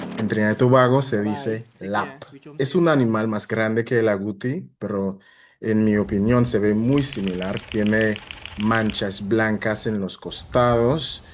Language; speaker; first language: Spanish; non-native, fluent; English